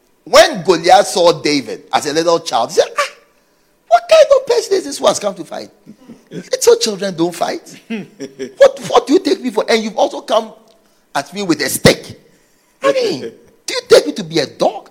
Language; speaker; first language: English; non-native, local second language; Akan